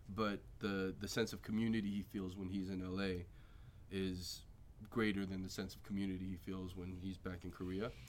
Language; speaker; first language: English; early bilingual, other home language; Korean